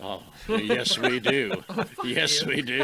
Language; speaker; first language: English; native; English